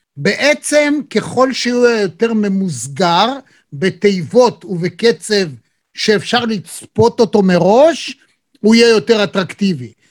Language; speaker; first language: Hebrew; native; Hebrew